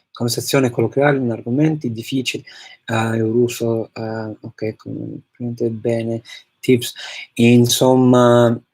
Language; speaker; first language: Italian; non-native, fluent; English